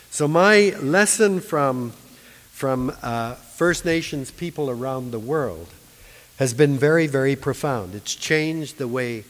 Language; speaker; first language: English; native; English